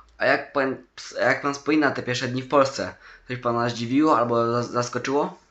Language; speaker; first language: Polish; native; Polish